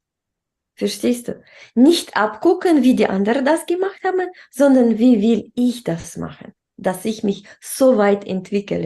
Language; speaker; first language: German; non-native, fluent; Russian